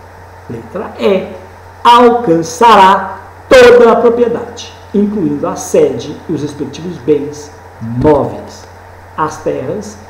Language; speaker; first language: Portuguese; native; Portuguese